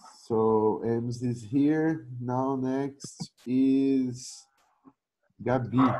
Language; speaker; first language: English; non-native, fluent; Portuguese